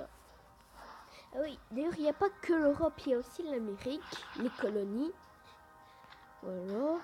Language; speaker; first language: French; native; French